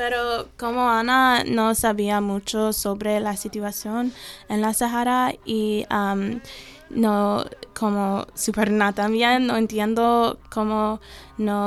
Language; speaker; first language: Spanish; non-native, learner; English